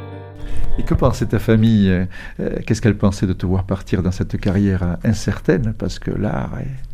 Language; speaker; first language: French; native; French